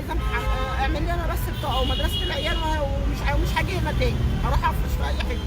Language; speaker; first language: Arabic; native; Arabic